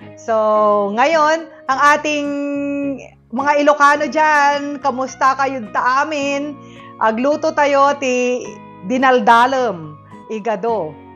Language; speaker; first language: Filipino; non-native, local second language; Iloko